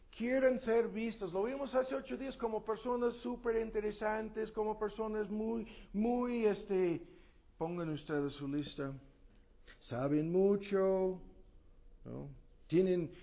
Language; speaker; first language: Spanish; non-native, fluent; English